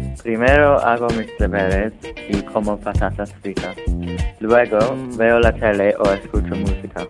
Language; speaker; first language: Spanish; non-native, learner; English